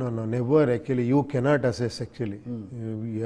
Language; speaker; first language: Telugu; non-native, learner; Kannada